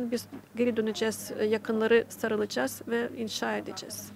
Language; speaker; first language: Turkish; non-native, fluent; Ukrainian